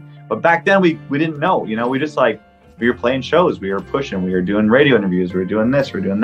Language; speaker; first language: English; non-native, local second language; French